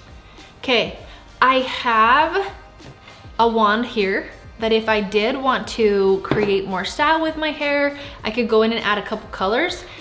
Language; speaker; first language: English; native; English